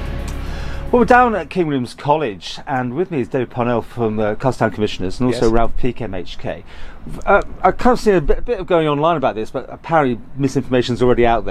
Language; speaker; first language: English; native; English